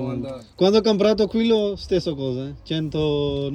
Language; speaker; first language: Italian; non-native, learner; Urdu